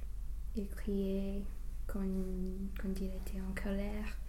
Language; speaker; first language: French; non-native, learner; English